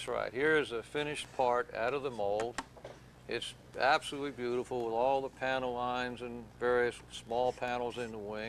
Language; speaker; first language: English; native; English